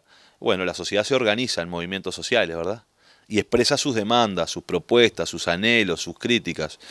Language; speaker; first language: Spanish; native; Spanish